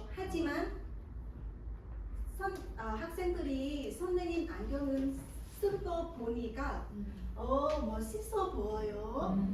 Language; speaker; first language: Korean; non-native, fluent; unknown